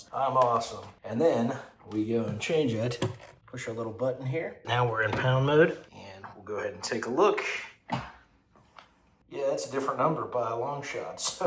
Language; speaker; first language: English; native; English